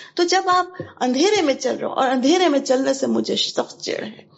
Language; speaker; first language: Urdu; native; Urdu